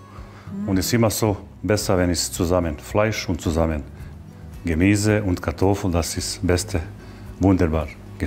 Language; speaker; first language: German; non-native, learner; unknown